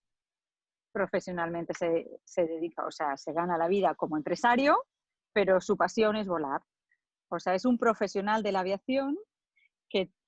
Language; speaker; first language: Spanish; native; Spanish